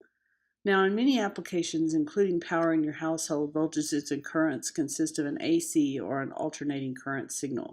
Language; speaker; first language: English; native; English